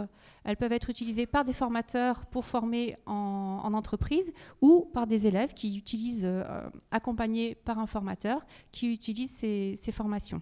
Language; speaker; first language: French; native; French